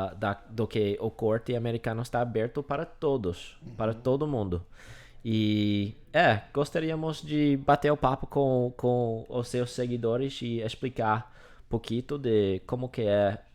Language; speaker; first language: Portuguese; non-native, fluent; English